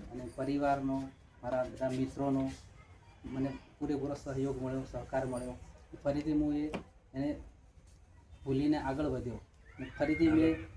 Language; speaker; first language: Gujarati; native; Gujarati